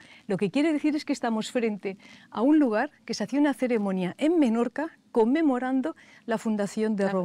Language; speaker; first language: Spanish; non-native, local second language; Catalan